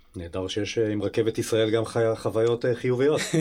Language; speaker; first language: Hebrew; native; Hebrew